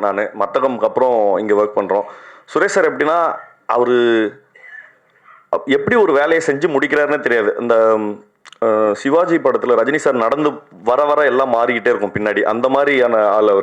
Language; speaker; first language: Tamil; native; Tamil